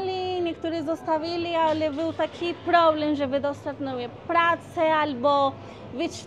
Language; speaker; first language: Polish; non-native, learner; Spanish